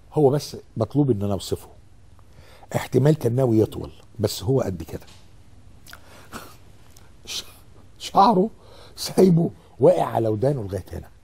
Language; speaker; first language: Arabic; native; Arabic